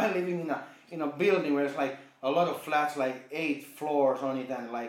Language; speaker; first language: English; non-native, fluent; Finnish